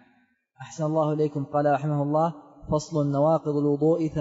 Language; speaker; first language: Arabic; native; Arabic